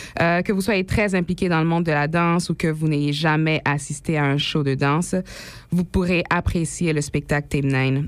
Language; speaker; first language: French; non-native, local second language; Haitian Creole